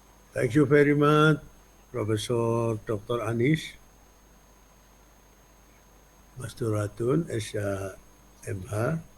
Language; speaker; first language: English; non-native, learner; Indonesian